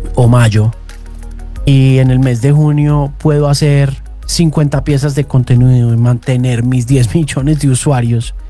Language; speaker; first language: Spanish; native; Spanish